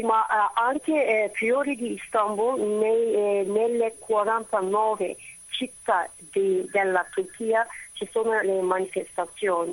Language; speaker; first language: Italian; non-native, fluent; Turkish